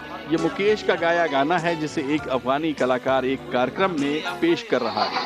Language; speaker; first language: Hindi; native; Hindi